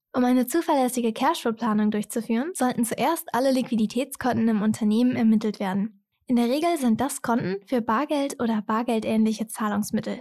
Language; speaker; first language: German; native; German